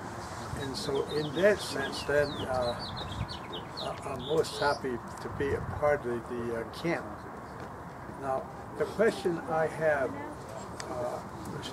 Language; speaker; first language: English; non-native, local second language; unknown